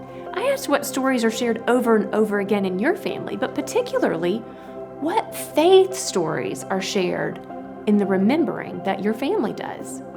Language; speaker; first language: English; native; English